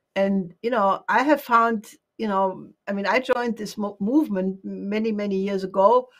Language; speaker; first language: English; non-native, fluent; German